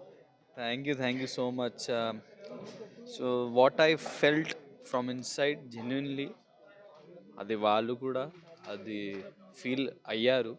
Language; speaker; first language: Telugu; non-native, local second language; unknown